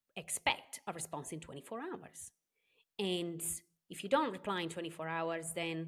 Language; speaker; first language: English; non-native, fluent; Italian